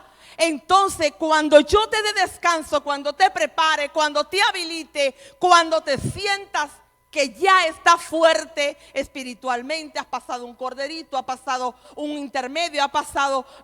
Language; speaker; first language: Spanish; native; Spanish